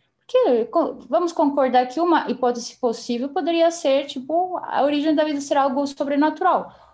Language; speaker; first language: Portuguese; non-native, fluent; Spanish